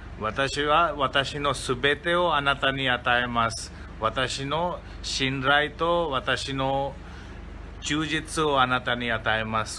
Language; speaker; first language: Japanese; non-native, fluent; Hindi